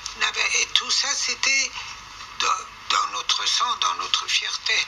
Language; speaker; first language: French; non-native, fluent; Persian